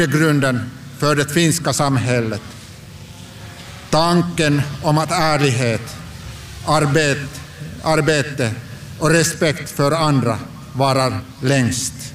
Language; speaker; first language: Swedish; non-native, local second language; Finnish